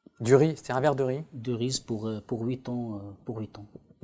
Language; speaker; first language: French; non-native, learner; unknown